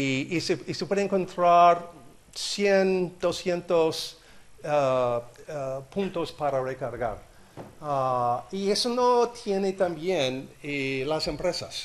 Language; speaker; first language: Spanish; non-native, learner; English